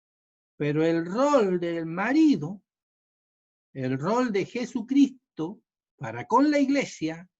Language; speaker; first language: Spanish; native; Spanish